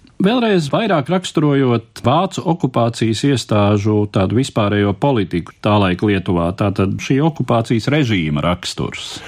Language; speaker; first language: Latvian; native; Latvian